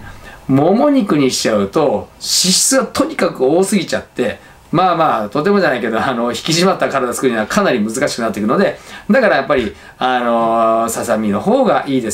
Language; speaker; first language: Japanese; native; Japanese